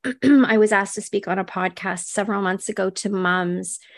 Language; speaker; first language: English; native; English